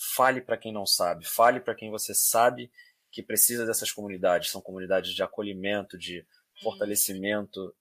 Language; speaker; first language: Portuguese; native; Portuguese